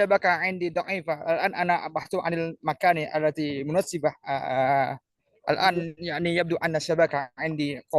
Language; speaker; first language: Arabic; non-native, learner; Indonesian